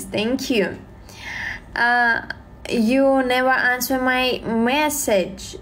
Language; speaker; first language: English; non-native, learner; Russian